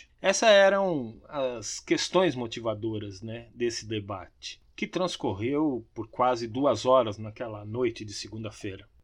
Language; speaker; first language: Portuguese; native; Portuguese